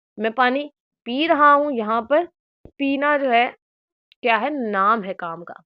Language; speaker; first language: Urdu; native; Urdu